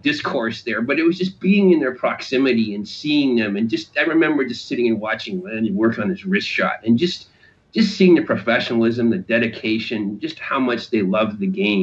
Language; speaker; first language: English; native; English